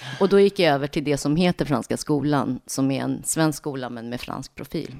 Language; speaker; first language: Swedish; native; Swedish